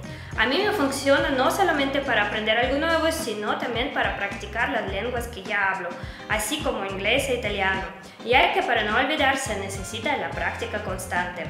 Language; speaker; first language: Spanish; non-native, fluent; Russian